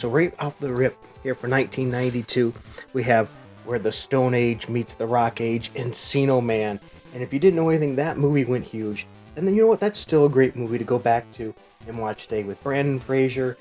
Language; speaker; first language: English; native; English